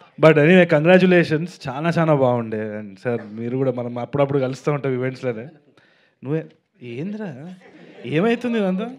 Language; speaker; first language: Telugu; native; Telugu